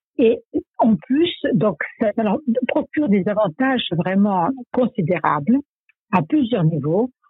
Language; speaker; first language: French; non-native, fluent; Serbian